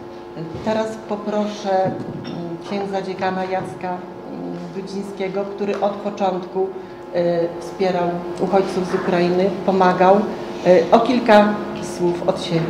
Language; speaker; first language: Polish; native; Polish